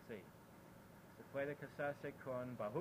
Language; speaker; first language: Spanish; non-native, learner; English